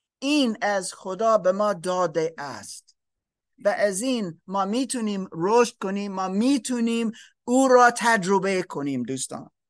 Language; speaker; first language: Persian; non-native, fluent; English